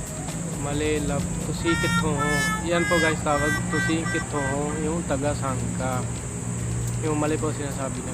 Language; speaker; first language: Filipino; non-native, learner; Punjabi